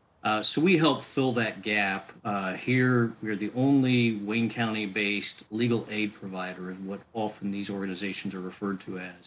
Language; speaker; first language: English; native; English